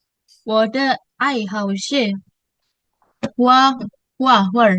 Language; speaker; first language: Chinese; non-native, learner; Indonesian